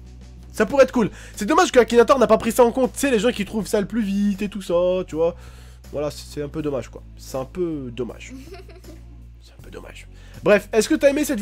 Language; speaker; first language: French; native; French